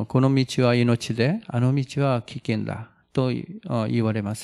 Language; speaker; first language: Japanese; non-native, fluent; Korean